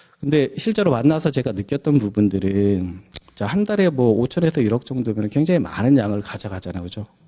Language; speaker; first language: Korean; native; Korean